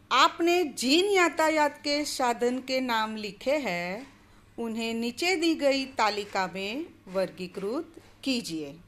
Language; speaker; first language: Hindi; non-native, local second language; Gujarati